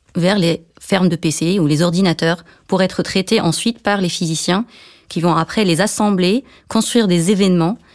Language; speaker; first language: French; non-native, local second language; Arabic